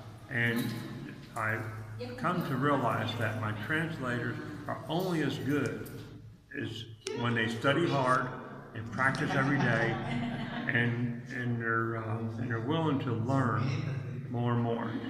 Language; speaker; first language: English; native; English